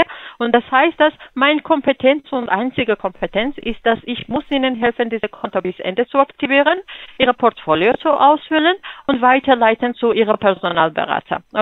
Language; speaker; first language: German; non-native, fluent; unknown